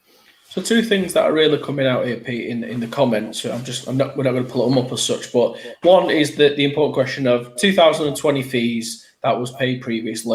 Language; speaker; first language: English; native; English